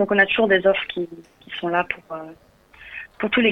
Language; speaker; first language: French; native; French